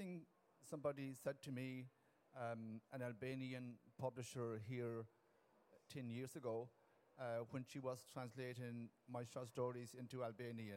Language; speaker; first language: English; non-native, local second language; Irish